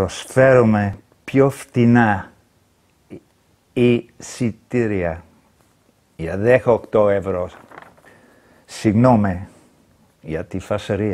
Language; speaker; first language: Greek; non-native, learner; English